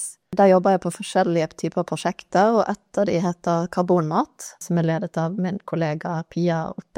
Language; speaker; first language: Norwegian; native; Norwegian